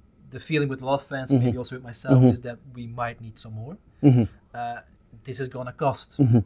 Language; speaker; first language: English; non-native, fluent; Dutch